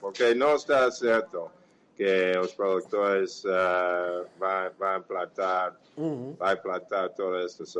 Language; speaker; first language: Portuguese; non-native, fluent; English